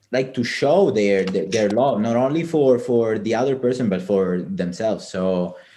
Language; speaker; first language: English; non-native, fluent; Italian